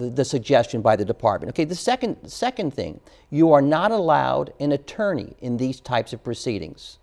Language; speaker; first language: English; native; English